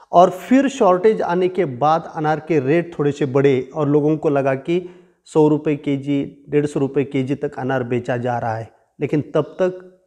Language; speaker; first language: Hindi; non-native, local second language; Marathi